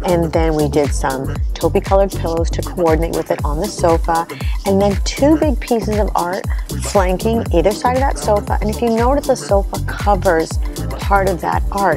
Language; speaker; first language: English; native; English